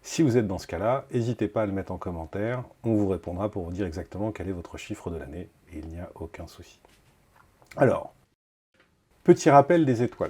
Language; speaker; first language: French; native; French